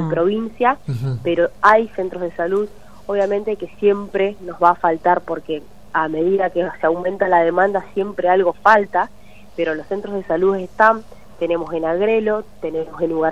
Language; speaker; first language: Spanish; native; Spanish